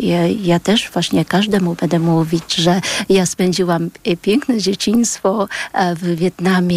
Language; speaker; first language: Polish; early bilingual, other home language; Vietnamese